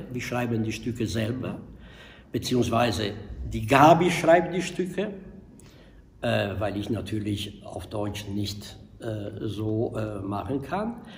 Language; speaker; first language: German; non-native, fluent; Italian